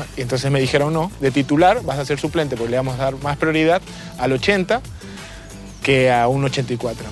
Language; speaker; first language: Spanish; native; Spanish